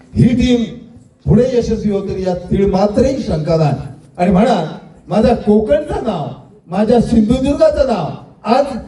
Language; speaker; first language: Marathi; native; Marathi